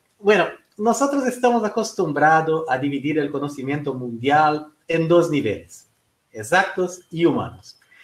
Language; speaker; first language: Spanish; non-native, fluent; Portuguese